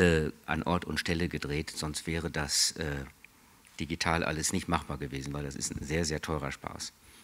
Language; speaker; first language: German; native; German